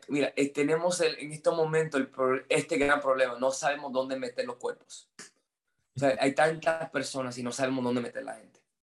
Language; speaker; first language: Spanish; non-native, fluent; English